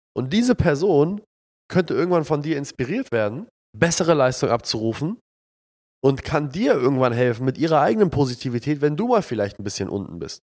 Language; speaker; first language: German; early bilingual, other home language; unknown